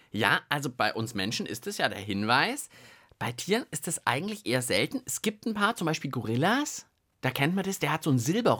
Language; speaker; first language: German; native; German